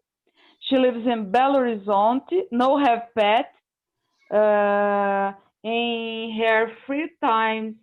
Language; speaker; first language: English; non-native, learner; Portuguese